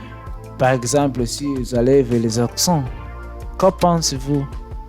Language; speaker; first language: French; non-native, learner; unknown